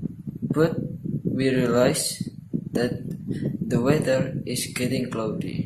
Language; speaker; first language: English; non-native, learner; Indonesian